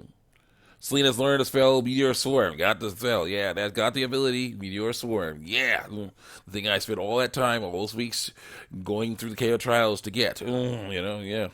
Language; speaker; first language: English; native; English